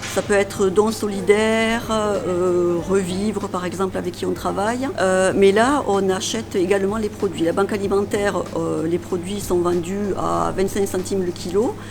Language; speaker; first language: French; native; French